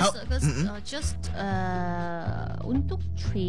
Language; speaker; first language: Indonesian; non-native, learner; Korean